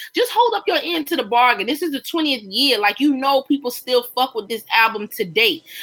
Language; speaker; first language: English; native; English